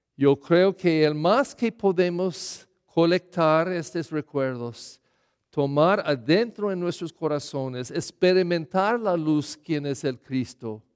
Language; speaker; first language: Spanish; non-native, learner; English